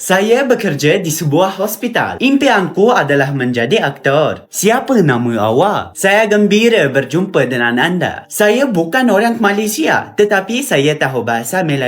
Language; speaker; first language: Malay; non-native, learner; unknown